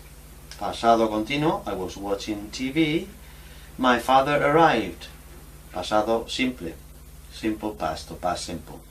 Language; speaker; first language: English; non-native, fluent; Spanish